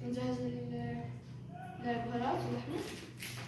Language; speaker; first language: Arabic; native; Arabic